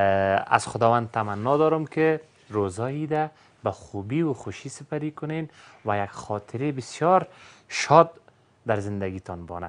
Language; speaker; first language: Persian; native; Persian